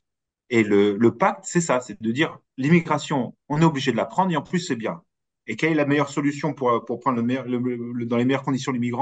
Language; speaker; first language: French; native; French